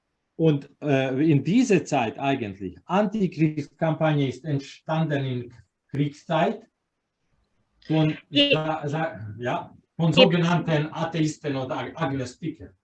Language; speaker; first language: German; non-native, fluent; Croatian